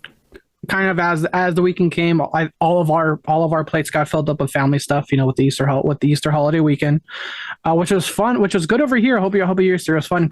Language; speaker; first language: English; native; English